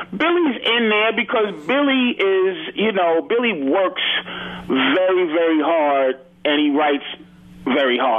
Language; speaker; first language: English; native; English